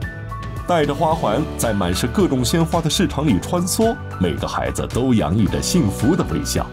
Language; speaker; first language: Chinese; native; Chinese